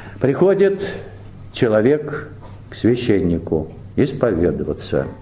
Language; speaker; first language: Russian; native; Russian